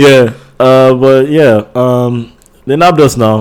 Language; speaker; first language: English; non-native, local second language; Yoruba